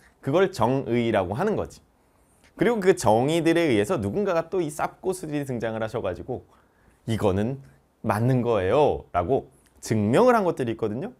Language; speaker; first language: Korean; native; Korean